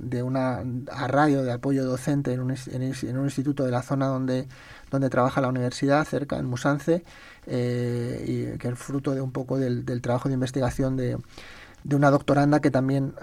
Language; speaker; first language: Spanish; native; Spanish